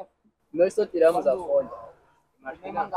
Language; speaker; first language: Portuguese; non-native, local second language; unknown